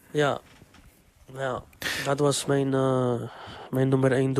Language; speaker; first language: Dutch; non-native, local second language; English